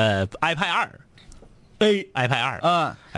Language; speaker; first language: Chinese; native; Chinese